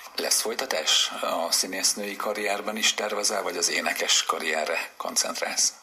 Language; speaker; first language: Hungarian; native; Hungarian